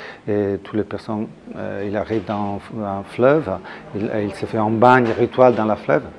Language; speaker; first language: French; non-native, fluent; Italian